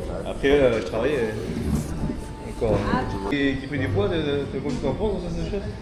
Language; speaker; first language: French; early bilingual, other home language; Lao